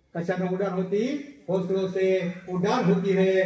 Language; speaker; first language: Hindi; non-native, local second language; Marathi